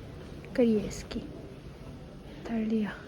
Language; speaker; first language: Russian; non-native, learner; Korean